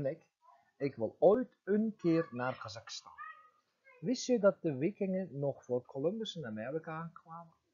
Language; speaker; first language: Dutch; non-native, fluent; Turkish